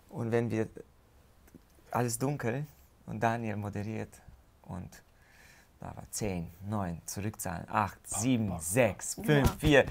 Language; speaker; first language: German; non-native, fluent; Hungarian